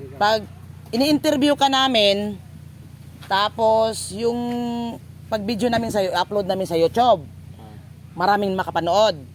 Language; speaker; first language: Filipino; non-native, local second language; Cebuano